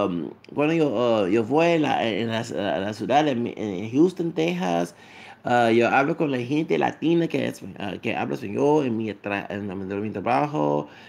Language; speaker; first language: Spanish; non-native, learner; English